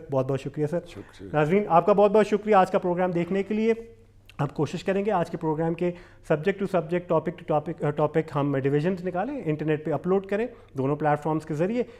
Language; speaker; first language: Urdu; non-native, local second language; Pashto